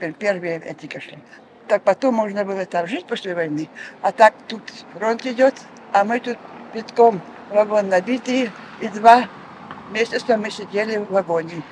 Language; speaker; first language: Russian; non-native, local second language; Lithuanian